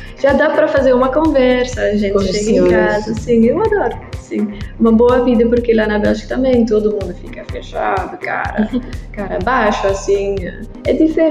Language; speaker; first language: Portuguese; non-native, learner; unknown